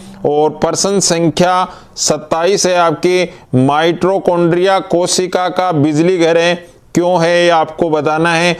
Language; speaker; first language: Hindi; native; Hindi